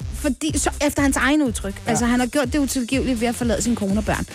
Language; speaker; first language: Danish; early bilingual, other home language; English